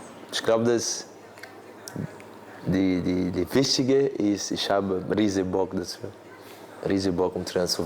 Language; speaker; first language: German; non-native, fluent; Portuguese